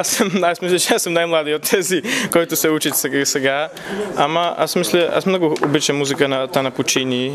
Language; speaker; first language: Bulgarian; early bilingual, heritage; Polish